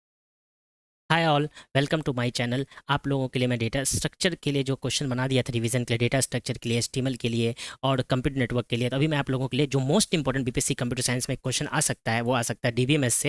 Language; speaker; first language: Hindi; native; Hindi